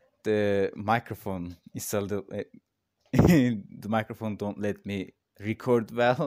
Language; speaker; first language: English; non-native, learner; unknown